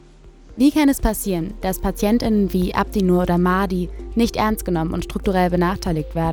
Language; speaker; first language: German; native; German